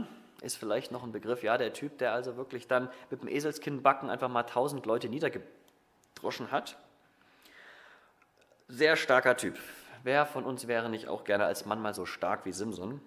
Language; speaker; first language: German; native; German